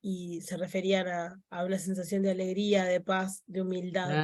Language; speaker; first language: Spanish; native; Spanish